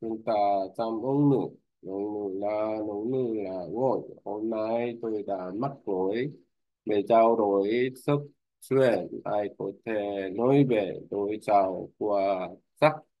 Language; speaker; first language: Vietnamese; non-native, learner; Korean